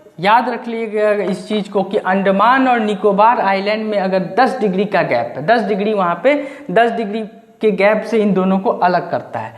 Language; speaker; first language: Hindi; native; Hindi